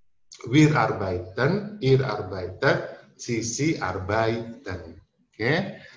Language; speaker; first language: German; non-native, fluent; Indonesian